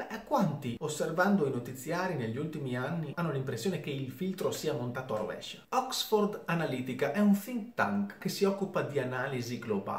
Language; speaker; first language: Italian; native; Italian